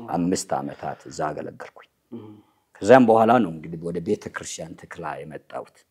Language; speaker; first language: Amharic; non-native, local second language; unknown